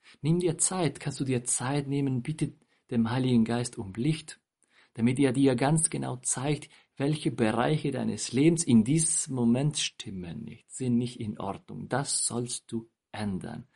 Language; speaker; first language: German; non-native, fluent; Spanish